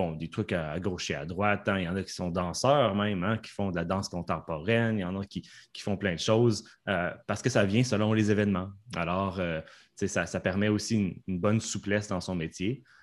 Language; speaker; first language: French; native; French